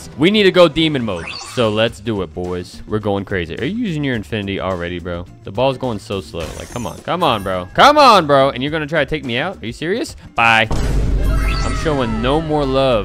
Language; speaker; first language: English; native; English